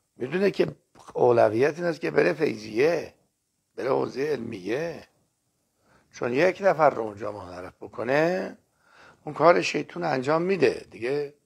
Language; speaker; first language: Persian; non-native, local second language; Azerbaijani